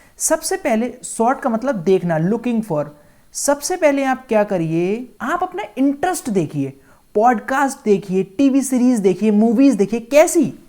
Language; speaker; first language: Hindi; native; Hindi